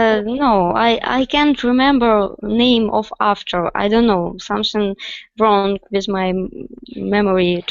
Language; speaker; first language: English; non-native, learner; Russian